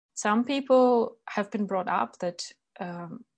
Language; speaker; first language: English; non-native, fluent; Ukrainian